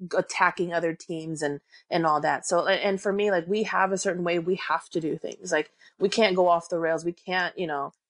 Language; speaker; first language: English; early bilingual, other home language; Korean